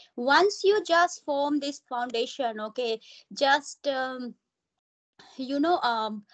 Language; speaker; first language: English; non-native, local second language; Hindi